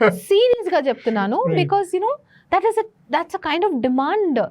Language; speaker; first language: English; non-native, local second language; Telugu